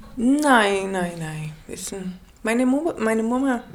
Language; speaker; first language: German; non-native, learner; Portuguese